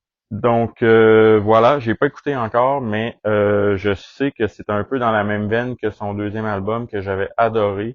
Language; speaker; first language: French; native; French